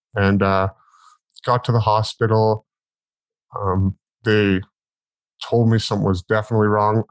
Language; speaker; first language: English; native; English